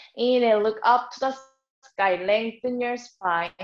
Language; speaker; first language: English; non-native, fluent; Korean